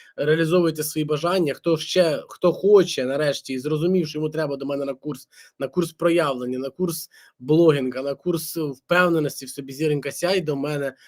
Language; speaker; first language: Ukrainian; native; Ukrainian